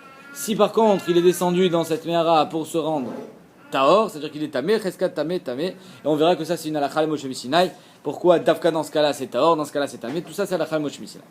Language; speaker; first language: French; native; French